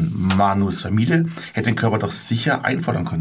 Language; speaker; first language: German; native; German